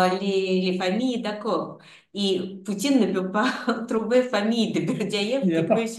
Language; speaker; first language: French; non-native, fluent; Russian